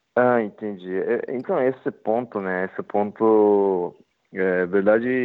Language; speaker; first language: Portuguese; non-native, learner; Japanese